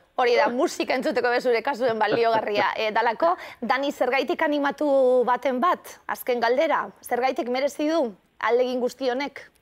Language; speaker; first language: Basque; native; Basque